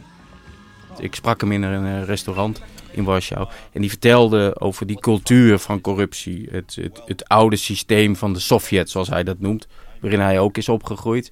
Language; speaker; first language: Dutch; native; Dutch